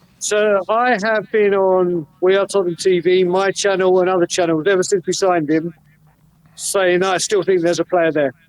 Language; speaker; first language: English; native; English